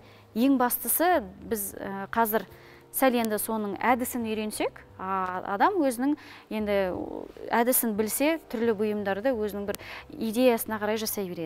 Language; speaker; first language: Kazakh; native; Kazakh